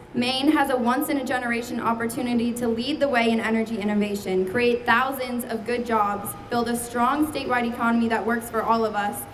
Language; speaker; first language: English; native; English